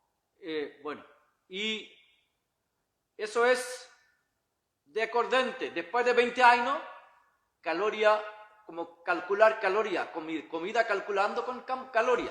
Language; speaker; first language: Spanish; non-native, learner; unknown